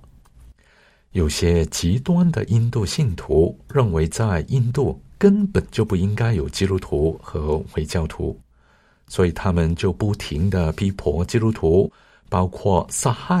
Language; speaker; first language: Chinese; non-native, local second language; Cantonese